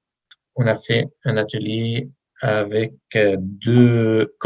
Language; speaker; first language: French; non-native, fluent; Arabic